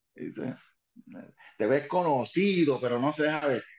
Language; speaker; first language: Spanish; early bilingual, heritage; Spanish